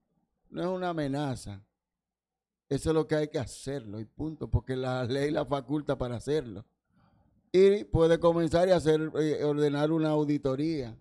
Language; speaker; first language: Spanish; native; Spanish